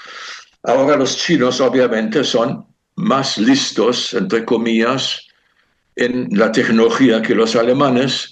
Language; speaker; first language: Spanish; non-native, fluent; German